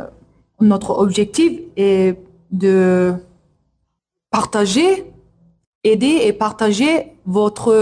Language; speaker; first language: French; non-native, learner; English